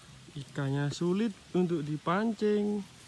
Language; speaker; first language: Indonesian; non-native, local second language; Javanese